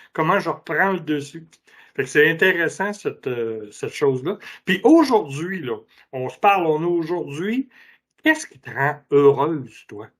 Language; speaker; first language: French; native; French